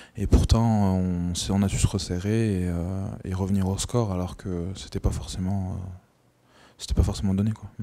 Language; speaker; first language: French; native; French